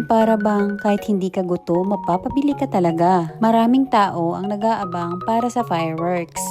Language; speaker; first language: Filipino; native; Filipino